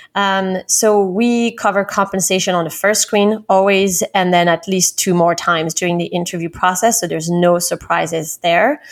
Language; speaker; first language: English; non-native, fluent; French